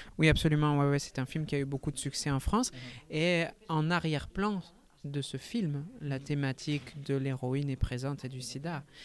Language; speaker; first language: French; native; French